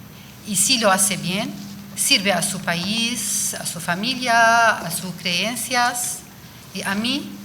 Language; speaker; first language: Spanish; non-native, fluent; Arabic